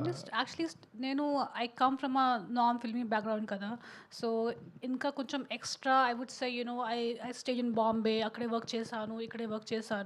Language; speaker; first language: Telugu; non-native, local second language; Hindi